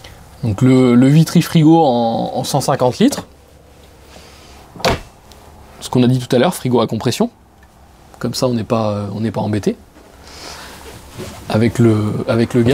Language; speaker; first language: French; native; French